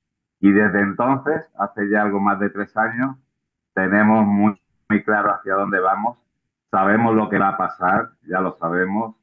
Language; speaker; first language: Spanish; native; Spanish